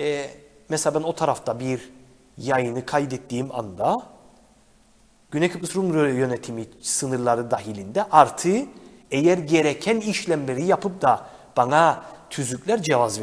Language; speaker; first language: Turkish; native; Turkish